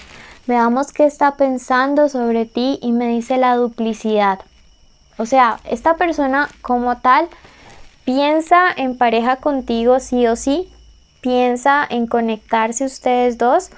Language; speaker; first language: Spanish; native; Spanish